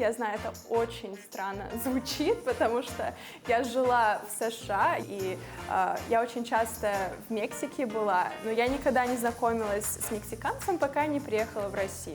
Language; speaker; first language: Russian; non-native, fluent; English